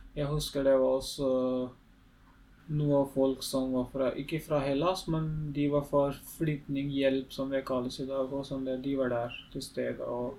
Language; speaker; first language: Norwegian; non-native, learner; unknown